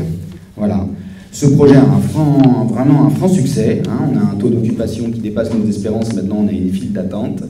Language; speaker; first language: French; native; French